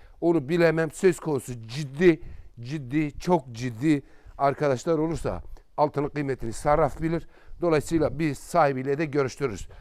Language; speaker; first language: Turkish; native; Turkish